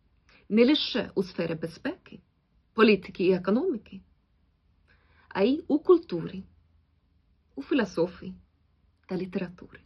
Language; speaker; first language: Ukrainian; non-native, fluent; Swedish